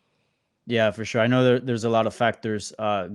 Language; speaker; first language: English; native; English